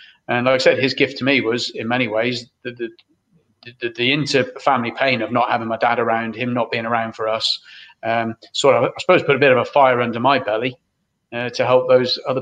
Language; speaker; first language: English; native; English